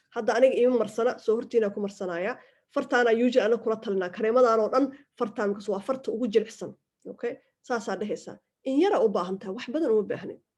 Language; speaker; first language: Somali; early bilingual, heritage; Somali